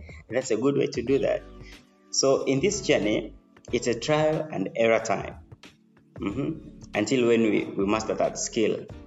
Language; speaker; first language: English; non-native, local second language; Swahili